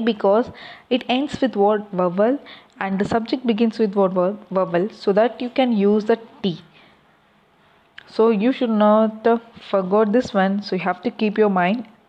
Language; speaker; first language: English; non-native, local second language; Tamil